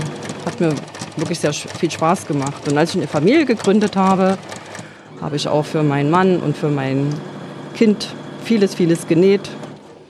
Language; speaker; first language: German; native; German